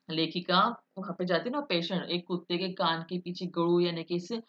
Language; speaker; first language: Hindi; non-native, local second language; Marathi